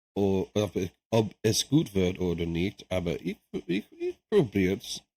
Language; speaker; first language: German; non-native, learner; English